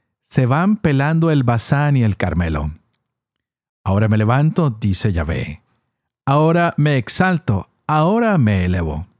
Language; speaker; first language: Spanish; native; Spanish